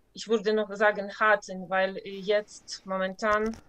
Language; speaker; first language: German; non-native, learner; Ukrainian